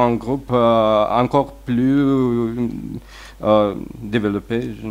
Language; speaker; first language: French; non-native, fluent; Russian